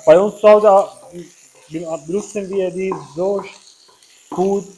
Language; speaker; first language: German; non-native, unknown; Arabic